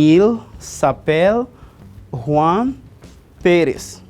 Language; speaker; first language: French; non-native, fluent; Spanish